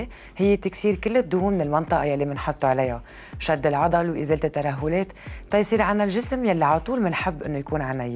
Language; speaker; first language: Arabic; native; Arabic